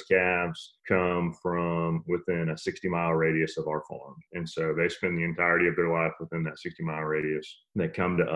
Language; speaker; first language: English; native; English